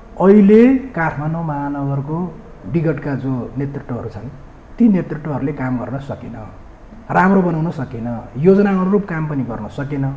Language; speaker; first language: Nepali; non-native, local second language; Newari